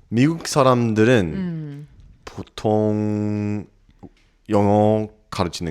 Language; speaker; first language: Korean; non-native, learner; English